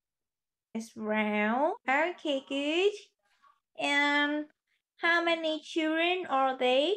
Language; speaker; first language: English; non-native, fluent; Vietnamese